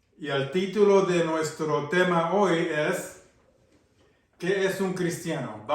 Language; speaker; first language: Spanish; early bilingual, heritage; Spanish